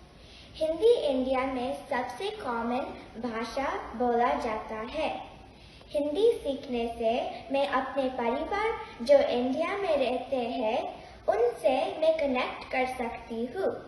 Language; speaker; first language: Hindi; early bilingual, heritage; Hindi